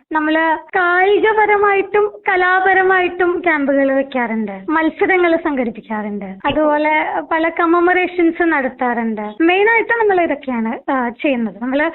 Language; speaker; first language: Malayalam; non-native, local second language; Marathi